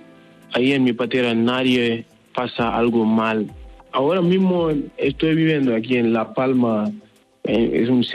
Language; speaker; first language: Spanish; non-native, learner; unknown